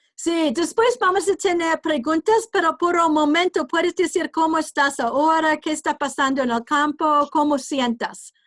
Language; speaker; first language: Spanish; non-native, learner; English